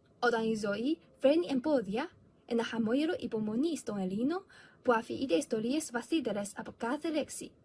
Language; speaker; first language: Greek; non-native, fluent; Chinese